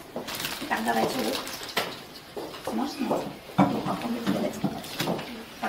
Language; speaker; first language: Russian; native; Russian